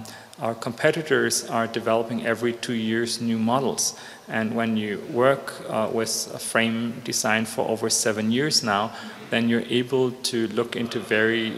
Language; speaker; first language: English; non-native, fluent; German